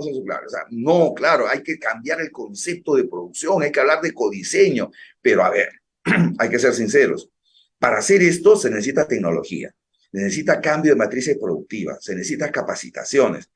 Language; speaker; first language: Spanish; native; Spanish